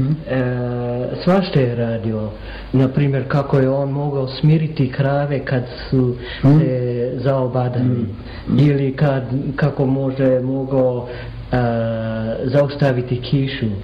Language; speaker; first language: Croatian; non-native, fluent; English